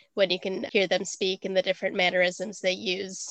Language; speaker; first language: English; native; English